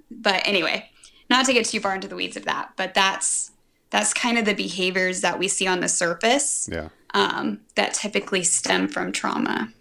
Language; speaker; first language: English; native; English